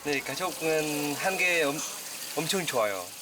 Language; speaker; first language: Korean; non-native, learner; Vietnamese